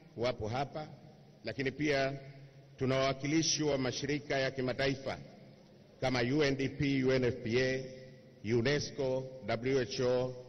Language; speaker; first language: Swahili; native; Swahili